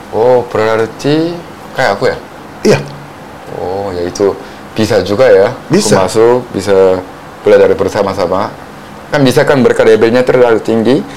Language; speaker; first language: Indonesian; non-native, fluent; Korean